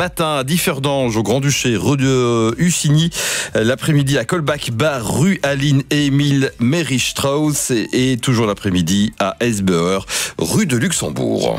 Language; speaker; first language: French; native; French